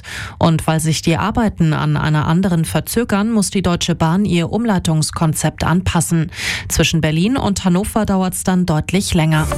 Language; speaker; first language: German; native; German